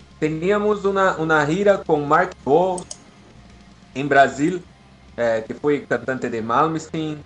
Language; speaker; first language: Spanish; non-native, learner; Portuguese